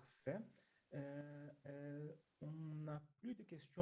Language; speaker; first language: French; non-native, fluent; Portuguese